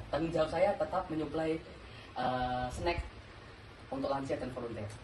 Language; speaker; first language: Indonesian; native; Indonesian